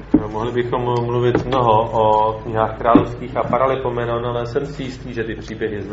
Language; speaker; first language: Czech; native; Czech